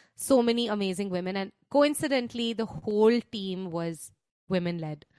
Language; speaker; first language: English; non-native, local second language; Hindi